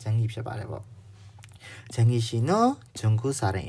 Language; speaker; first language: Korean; non-native, fluent; Burmese